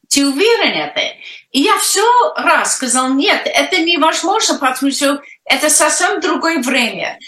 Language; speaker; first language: Russian; non-native, learner; English